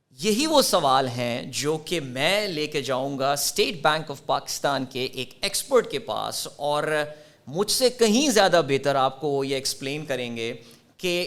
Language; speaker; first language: Urdu; native; Urdu